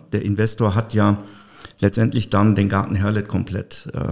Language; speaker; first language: German; native; German